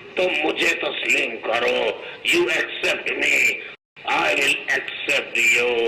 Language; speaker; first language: Urdu; native; Urdu